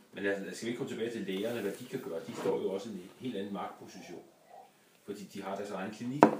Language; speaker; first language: Danish; native; Danish